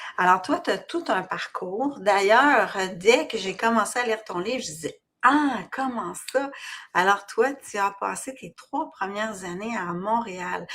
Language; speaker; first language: French; native; French